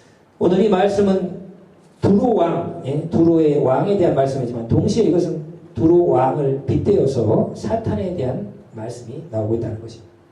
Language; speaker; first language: Korean; native; Korean